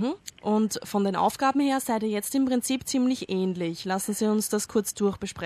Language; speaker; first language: German; native; German